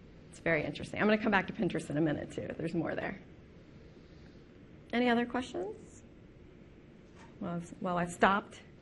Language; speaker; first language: English; native; English